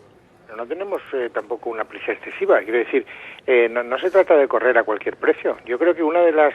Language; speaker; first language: Spanish; native; Spanish